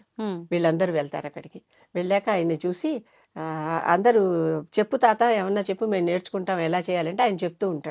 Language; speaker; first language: Telugu; native; Telugu